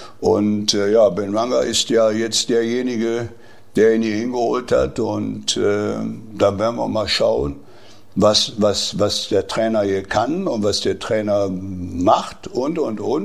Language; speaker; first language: German; native; German